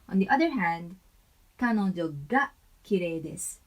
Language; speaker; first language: Japanese; non-native, learner; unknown